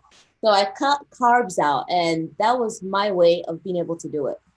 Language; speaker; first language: English; early bilingual, other home language; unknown